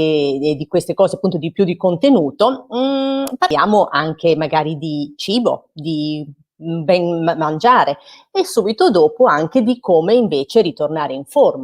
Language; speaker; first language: Italian; native; Italian